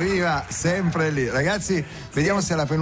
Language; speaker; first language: Italian; native; Italian